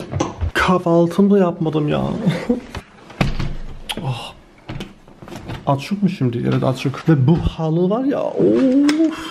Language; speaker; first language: Turkish; early bilingual, heritage; Turkish